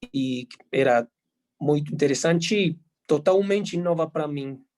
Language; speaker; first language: Portuguese; non-native, fluent; Spanish